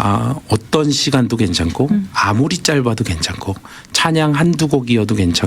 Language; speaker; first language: Korean; native; Korean